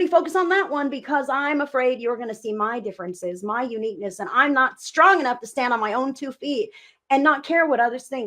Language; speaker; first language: English; native; English